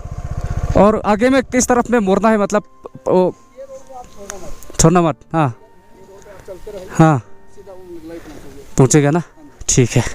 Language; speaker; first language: Hindi; non-native, local second language; Mizo